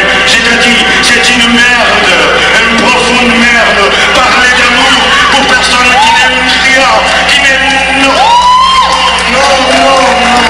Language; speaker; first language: French; non-native, learner; Portuguese